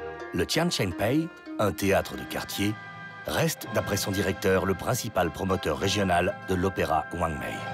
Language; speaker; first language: French; native; French